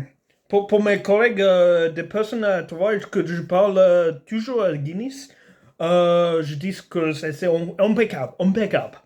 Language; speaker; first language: French; non-native, learner; English